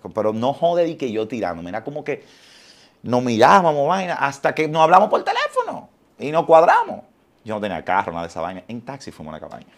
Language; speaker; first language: Spanish; native; Spanish